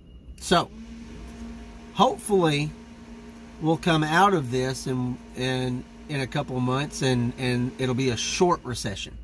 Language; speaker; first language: English; native; English